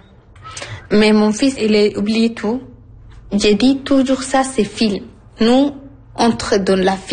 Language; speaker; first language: French; non-native, learner; Arabic